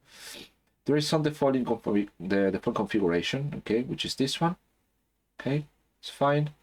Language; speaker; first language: English; non-native, fluent; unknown